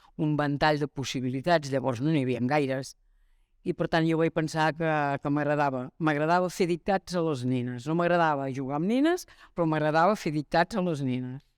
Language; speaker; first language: Catalan; native; Catalan